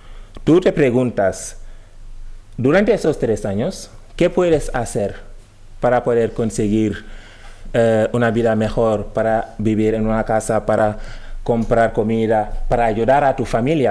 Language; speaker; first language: Spanish; non-native, fluent; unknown